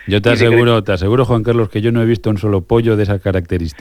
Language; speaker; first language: Spanish; native; Spanish